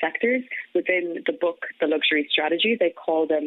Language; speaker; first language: English; native; English